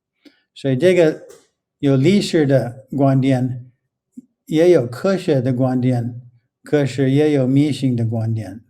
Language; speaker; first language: Chinese; non-native, fluent; English